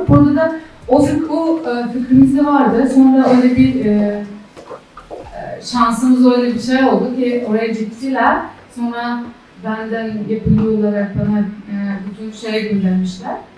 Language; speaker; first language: Turkish; non-native, fluent; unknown